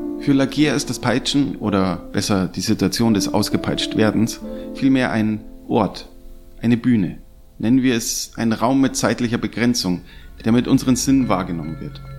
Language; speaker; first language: German; native; German